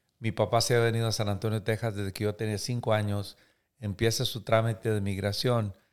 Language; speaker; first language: Spanish; native; Spanish